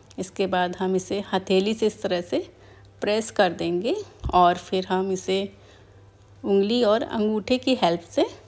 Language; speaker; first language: Hindi; native; Hindi